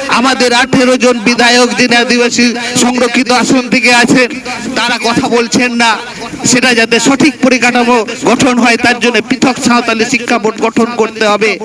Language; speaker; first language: Bangla; non-native, local second language; Santali